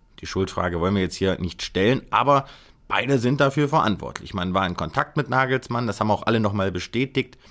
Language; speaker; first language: German; native; German